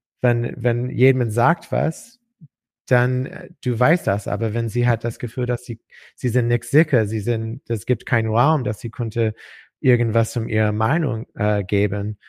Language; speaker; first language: German; non-native, learner; English